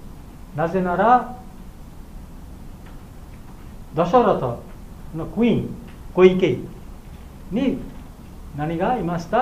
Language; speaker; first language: Japanese; non-native, learner; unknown